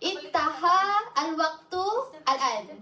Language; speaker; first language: Arabic; non-native, learner; Malay